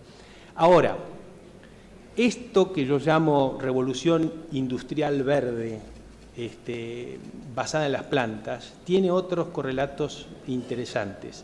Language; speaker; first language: Spanish; native; Spanish